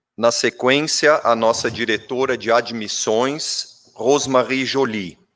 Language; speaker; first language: Portuguese; native; Portuguese